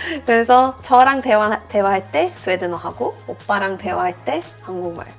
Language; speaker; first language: Korean; non-native, fluent; Swedish